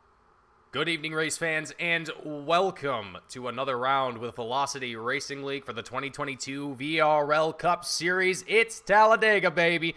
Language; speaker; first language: English; native; English